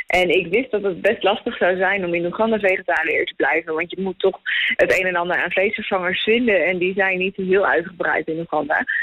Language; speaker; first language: Dutch; native; Dutch